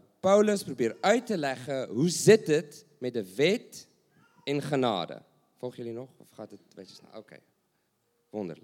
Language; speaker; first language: Dutch; non-native, learner; English